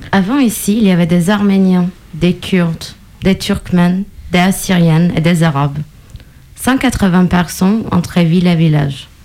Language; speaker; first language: French; non-native, fluent; Turkish